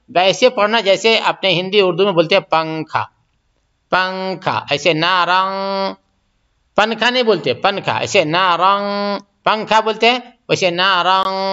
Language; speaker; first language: Urdu; native; Urdu